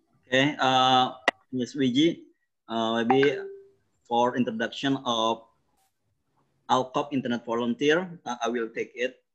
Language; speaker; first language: English; non-native, learner; Indonesian